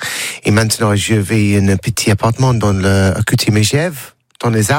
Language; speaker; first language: French; non-native, learner; English